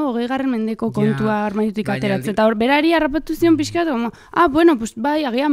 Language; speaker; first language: Basque; native; Basque